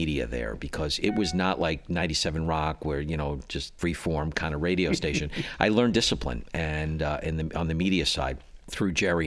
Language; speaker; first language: English; native; English